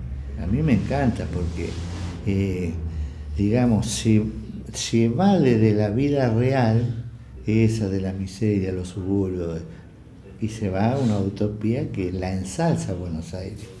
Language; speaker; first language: Spanish; native; Spanish